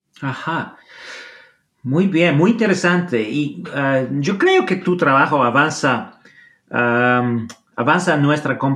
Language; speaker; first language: Spanish; non-native, fluent; English